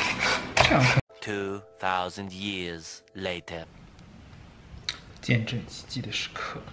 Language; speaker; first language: Chinese; native; Chinese